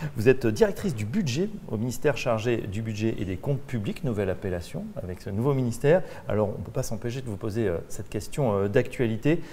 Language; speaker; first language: French; native; French